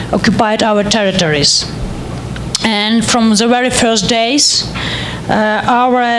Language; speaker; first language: English; non-native, learner; Ukrainian